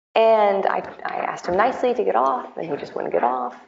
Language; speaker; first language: English; native; English